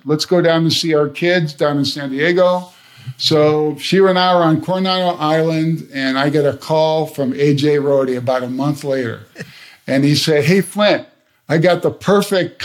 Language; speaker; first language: English; native; English